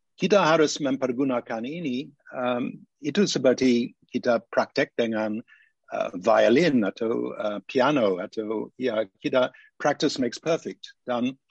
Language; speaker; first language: Indonesian; non-native, fluent; English